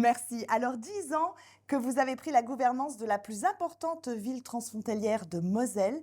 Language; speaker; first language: French; native; French